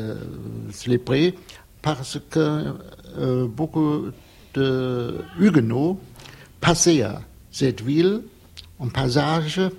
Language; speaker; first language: French; non-native, fluent; German